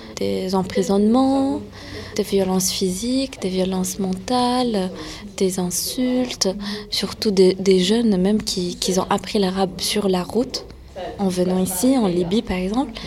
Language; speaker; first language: French; early bilingual, other home language; Arabic